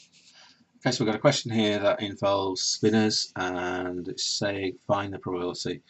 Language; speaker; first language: English; native; English